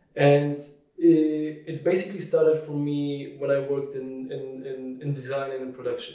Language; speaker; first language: English; non-native, fluent; Polish